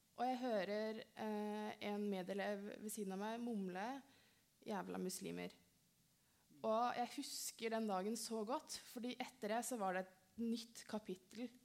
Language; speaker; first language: Norwegian; early bilingual, other home language; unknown